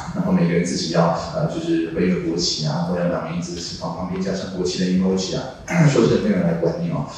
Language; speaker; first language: Chinese; native; Chinese